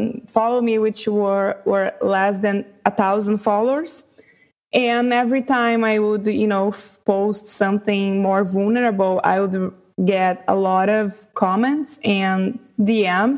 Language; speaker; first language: English; non-native, fluent; Portuguese